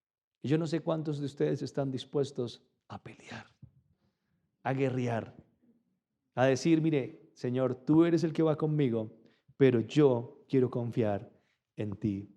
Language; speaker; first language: Spanish; native; Spanish